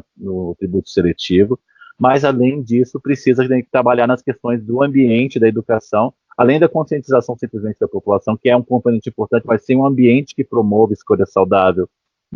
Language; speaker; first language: Portuguese; native; Portuguese